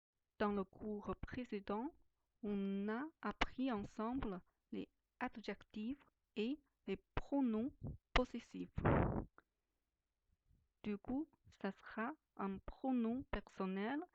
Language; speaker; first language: French; non-native, fluent; Chinese